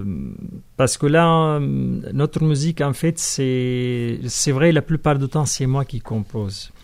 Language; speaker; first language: French; non-native, fluent; Arabic